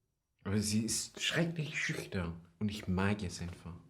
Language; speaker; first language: German; non-native, fluent; Persian